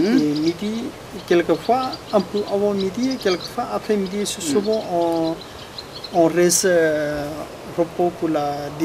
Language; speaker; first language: French; non-native, learner; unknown